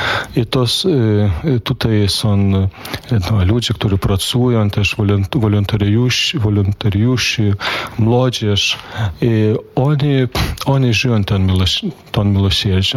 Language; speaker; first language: Polish; non-native, fluent; Lithuanian